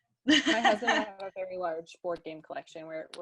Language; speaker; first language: English; native; English